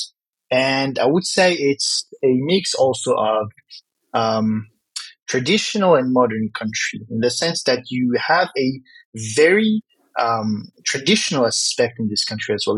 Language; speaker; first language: English; non-native, fluent; French